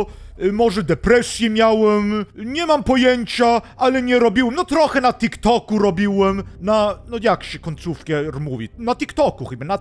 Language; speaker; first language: Polish; non-native, learner; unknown